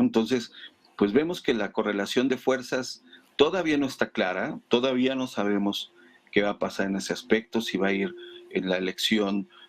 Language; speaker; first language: Spanish; native; Spanish